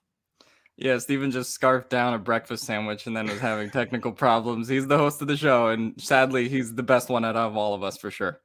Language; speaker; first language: English; native; English